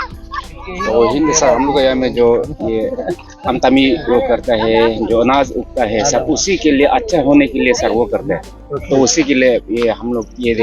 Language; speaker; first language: Hindi; non-native, local second language; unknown